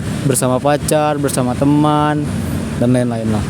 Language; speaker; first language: Indonesian; native; Indonesian